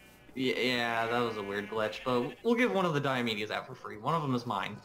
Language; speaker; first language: English; native; English